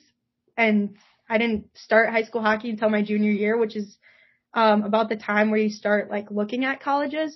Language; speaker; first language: English; native; English